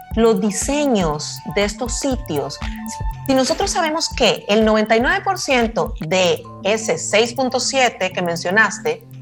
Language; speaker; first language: Spanish; native; Spanish